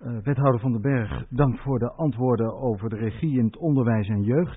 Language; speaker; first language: Dutch; native; Dutch